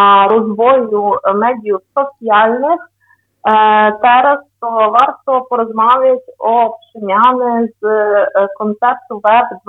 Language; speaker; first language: Polish; non-native, fluent; Ukrainian